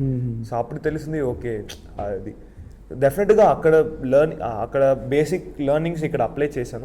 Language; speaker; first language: Telugu; non-native, fluent; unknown